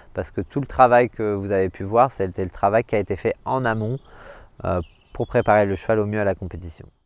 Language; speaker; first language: French; native; French